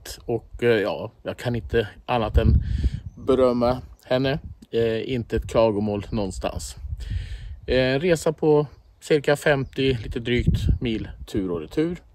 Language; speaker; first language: Swedish; native; Swedish